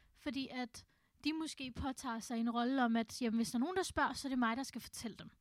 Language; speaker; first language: Danish; early bilingual, other home language; Urdu